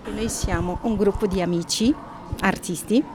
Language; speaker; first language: Italian; non-native, learner; Arabic